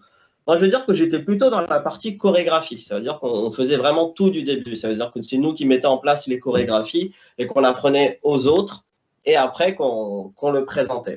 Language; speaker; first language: French; native; French